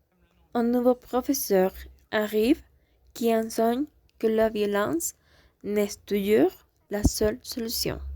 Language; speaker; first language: French; non-native, learner; Spanish